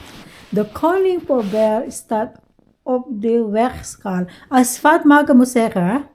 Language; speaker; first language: Dutch; non-native, learner; Iloko